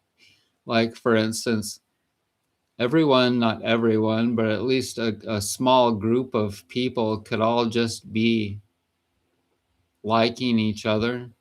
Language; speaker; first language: English; native; English